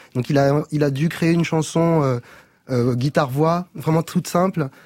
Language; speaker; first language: French; native; French